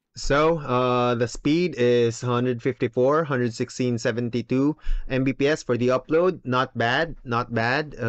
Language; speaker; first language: English; non-native, local second language; Filipino